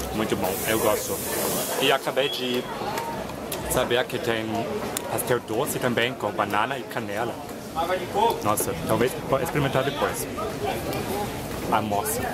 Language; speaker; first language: Portuguese; non-native, fluent; German